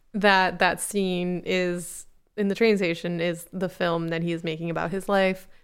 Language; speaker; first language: English; native; English